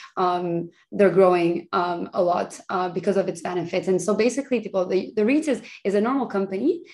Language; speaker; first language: English; early bilingual, other home language; Spanish